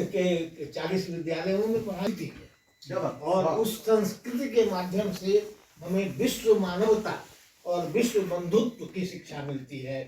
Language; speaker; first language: Hindi; native; Hindi